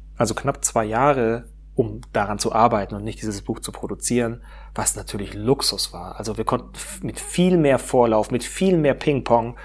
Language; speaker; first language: German; native; German